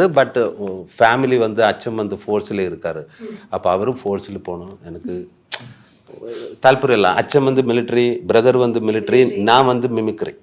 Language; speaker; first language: Tamil; non-native, learner; Malayalam